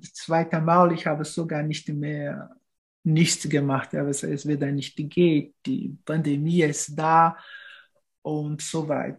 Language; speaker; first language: German; non-native, fluent; Portuguese